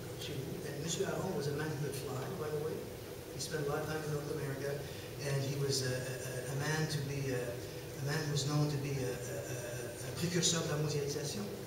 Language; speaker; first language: English; non-native, local second language; French